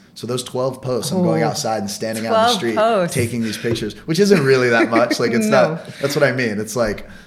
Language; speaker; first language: English; native; English